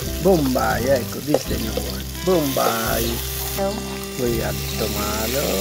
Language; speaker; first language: English; non-native, learner; Italian